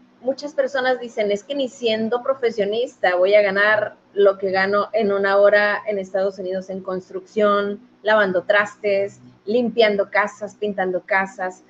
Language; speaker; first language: Spanish; native; Spanish